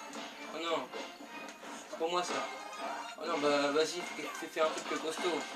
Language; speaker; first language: French; native; French